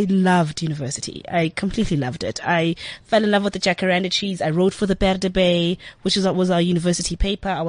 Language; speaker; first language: English; non-native, local second language; Zulu